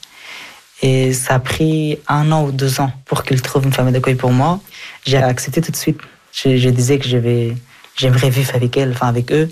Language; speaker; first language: French; early bilingual, other home language; Persian